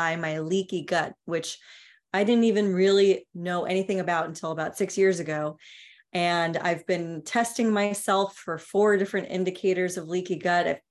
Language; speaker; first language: English; native; English